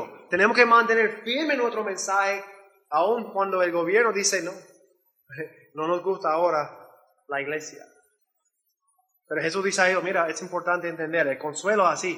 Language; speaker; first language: Spanish; non-native, learner; English